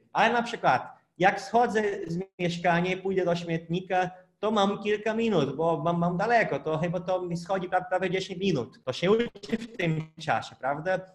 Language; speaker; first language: Polish; non-native, fluent; Portuguese